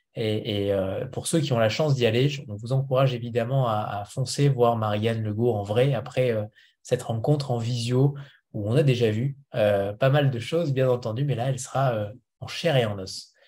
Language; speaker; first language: French; native; French